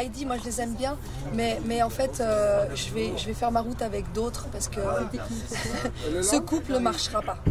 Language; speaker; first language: French; native; French